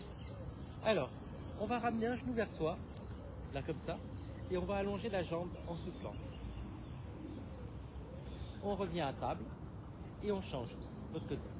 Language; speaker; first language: French; native; French